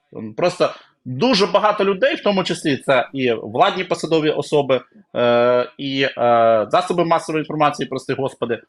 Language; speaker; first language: Ukrainian; native; Ukrainian